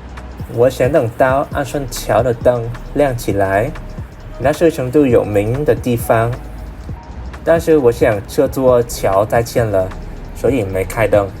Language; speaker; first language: Chinese; non-native, learner; Vietnamese